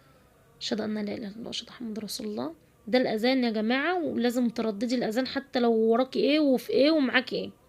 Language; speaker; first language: Arabic; native; Arabic